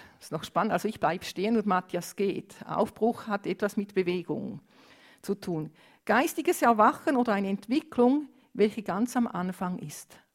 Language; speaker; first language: German; non-native, fluent; Romanian